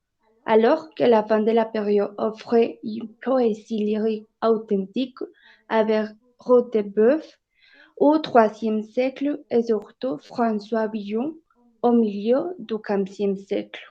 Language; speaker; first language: French; non-native, learner; Spanish